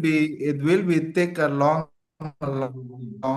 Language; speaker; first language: English; non-native, learner; Indonesian